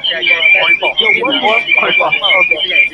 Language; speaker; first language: English; non-native, learner; Japanese